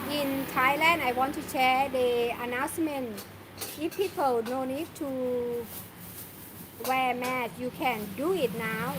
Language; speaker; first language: English; non-native, learner; Thai